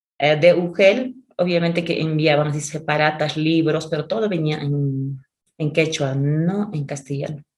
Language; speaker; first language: Spanish; non-native, local second language; Quechua